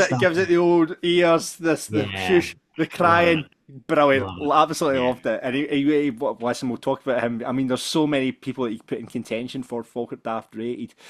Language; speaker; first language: English; native; English